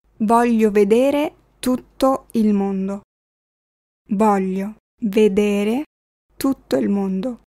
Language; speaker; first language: Italian; non-native, fluent; Arabic